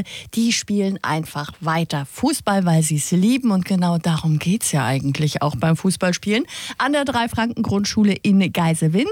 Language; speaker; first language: German; native; German